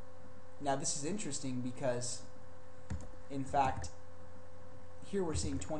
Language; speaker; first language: English; native; English